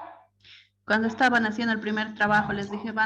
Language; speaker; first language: Spanish; native; Spanish